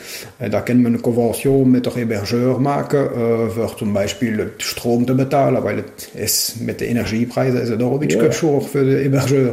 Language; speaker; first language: German; non-native, local second language; French